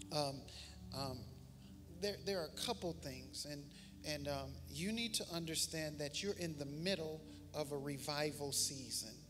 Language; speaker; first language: English; native; English